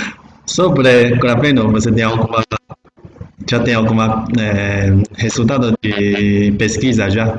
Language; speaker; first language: Portuguese; non-native, learner; Chinese